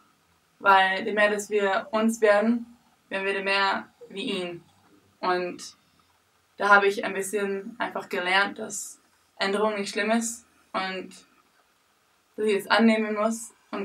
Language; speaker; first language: German; non-native, learner; English